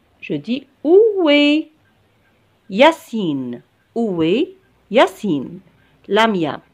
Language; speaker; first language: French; non-native, local second language; Arabic